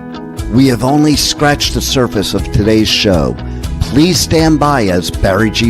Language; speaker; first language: English; native; English